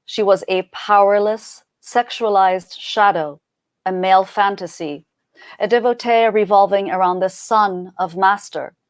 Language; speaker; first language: English; early bilingual, other home language; Persian